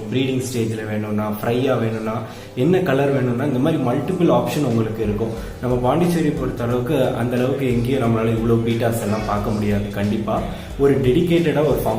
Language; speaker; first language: Tamil; native; Tamil